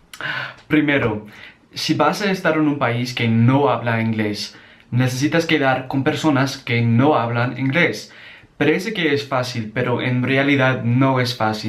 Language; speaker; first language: Spanish; non-native, learner; English